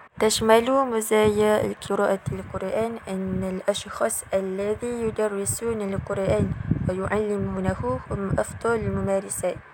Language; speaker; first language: Arabic; non-native, learner; Malay